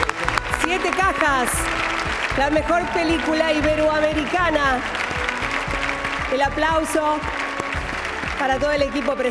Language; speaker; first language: Spanish; native; Spanish